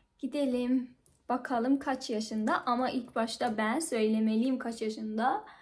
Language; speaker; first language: Turkish; non-native, fluent; Persian